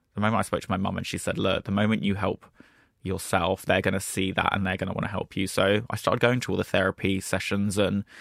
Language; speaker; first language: English; native; English